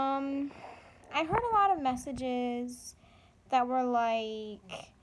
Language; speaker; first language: English; native; English